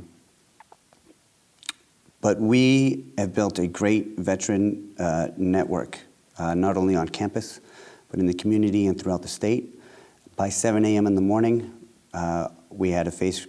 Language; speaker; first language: English; native; English